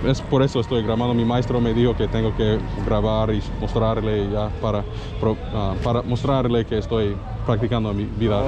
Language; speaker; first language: Spanish; non-native, learner; English